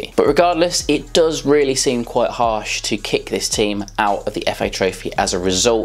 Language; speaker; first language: English; native; English